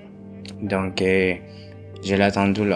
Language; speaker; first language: French; non-native, fluent; Spanish